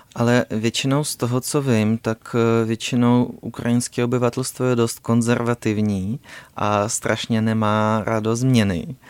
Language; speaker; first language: Czech; non-native, fluent; Ukrainian